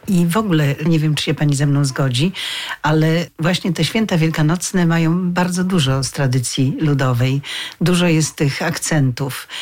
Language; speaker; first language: Polish; native; Polish